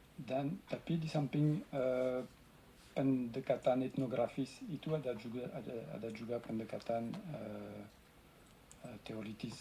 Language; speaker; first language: Indonesian; non-native, fluent; French